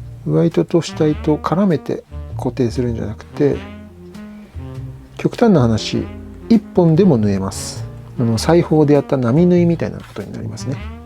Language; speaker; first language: Japanese; native; Japanese